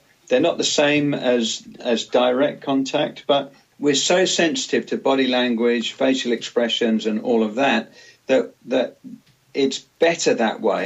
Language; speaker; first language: English; native; English